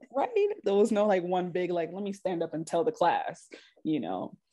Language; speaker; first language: English; early bilingual, other home language; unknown